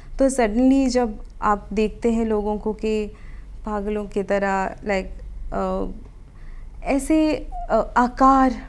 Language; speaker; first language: Hindi; non-native, local second language; Odia